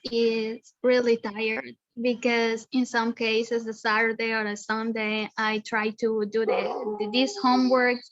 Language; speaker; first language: English; non-native, learner; Spanish